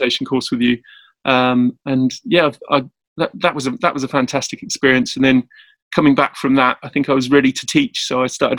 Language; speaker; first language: English; native; English